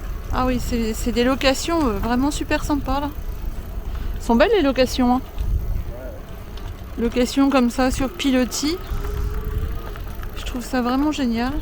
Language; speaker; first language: French; native; French